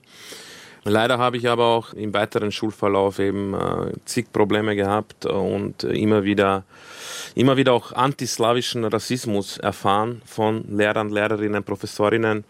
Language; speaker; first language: German; early bilingual, other home language; Croatian